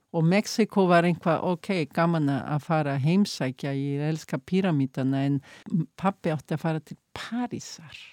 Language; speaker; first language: Icelandic; early bilingual, heritage; Icelandic